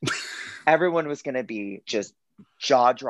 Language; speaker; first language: English; native; English